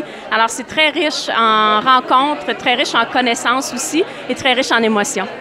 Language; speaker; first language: French; native; French